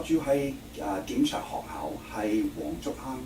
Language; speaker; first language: Cantonese; non-native, fluent; English